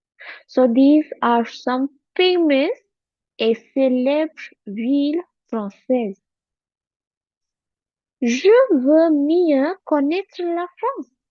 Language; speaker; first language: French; non-native, fluent; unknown